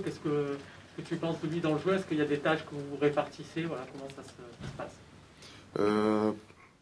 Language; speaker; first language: French; native; French